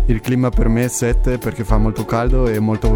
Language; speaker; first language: Italian; non-native, learner; Spanish